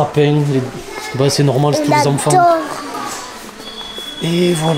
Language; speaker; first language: French; native; French